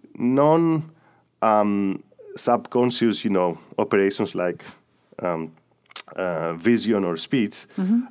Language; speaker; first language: English; non-native, fluent; Greek